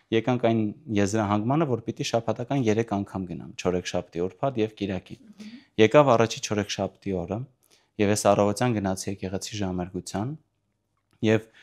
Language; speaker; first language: Armenian; early bilingual, heritage; Armenian